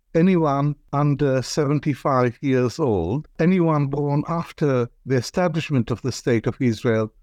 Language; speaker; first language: English; non-native, fluent; Arabic